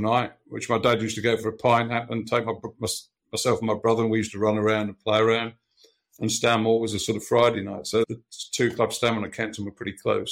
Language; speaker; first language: English; native; English